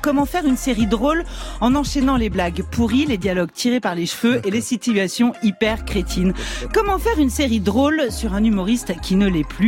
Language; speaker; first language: French; native; French